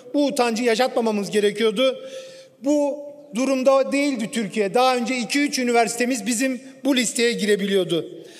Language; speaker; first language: Turkish; native; Turkish